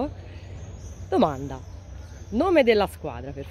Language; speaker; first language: Italian; native; Italian